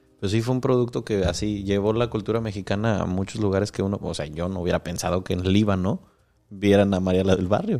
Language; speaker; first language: Spanish; native; Spanish